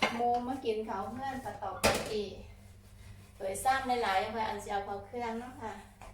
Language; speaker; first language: Thai; native; Thai